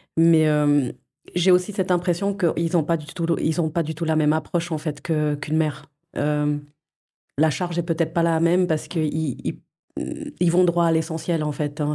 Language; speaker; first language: French; early bilingual, other home language; Portuguese